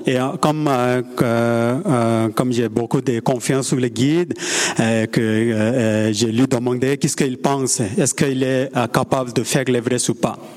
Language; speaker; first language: French; non-native, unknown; Sherpa